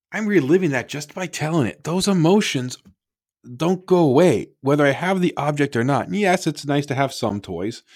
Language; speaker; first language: English; native; English